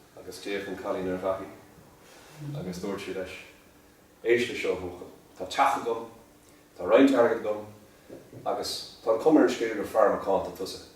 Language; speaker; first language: Irish; native; Irish